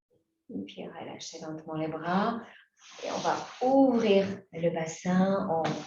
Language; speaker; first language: French; native; French